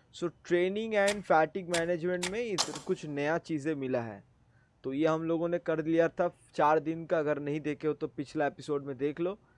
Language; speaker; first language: Hindi; native; Hindi